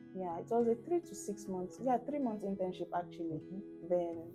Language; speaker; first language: English; non-native, local second language; Yoruba